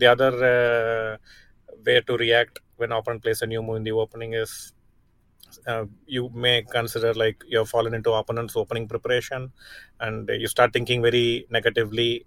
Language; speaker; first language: English; non-native, local second language; Tamil